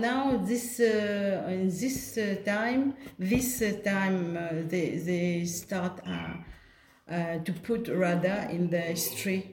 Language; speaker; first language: English; non-native, local second language; Morisyen